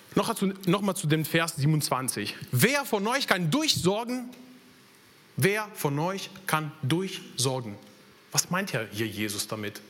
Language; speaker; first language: German; non-native, fluent; Italian